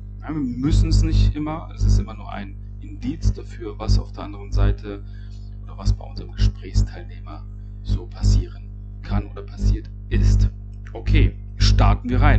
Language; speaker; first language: German; native; German